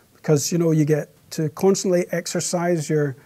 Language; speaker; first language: English; native; English